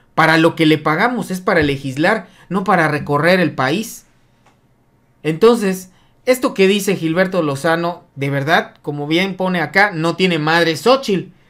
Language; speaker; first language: Spanish; native; Spanish